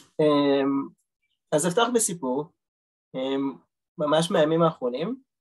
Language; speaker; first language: Hebrew; early bilingual, other home language; Russian